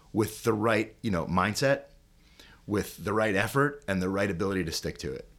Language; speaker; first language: English; native; English